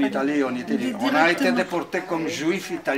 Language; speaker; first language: French; non-native, fluent; Ladino